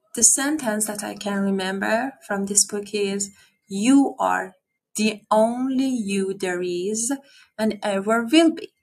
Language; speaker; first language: English; non-native, fluent; Persian